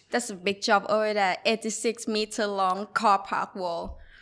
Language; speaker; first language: English; non-native, learner; Thai